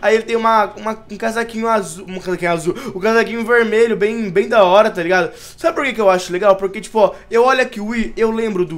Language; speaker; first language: Portuguese; native; Portuguese